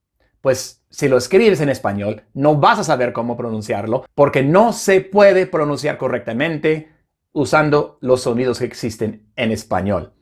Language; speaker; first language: Spanish; non-native, fluent; English